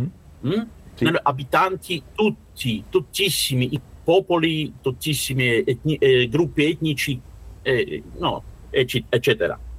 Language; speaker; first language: Italian; non-native, learner; Russian